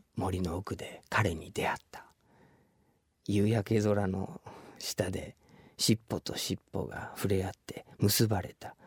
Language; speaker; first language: Japanese; non-native, fluent; English